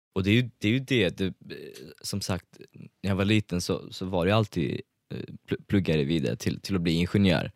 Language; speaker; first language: Swedish; early bilingual, other home language; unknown